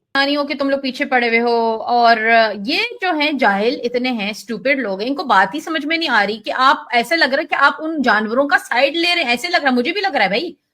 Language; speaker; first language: Hindi; early bilingual, heritage; Urdu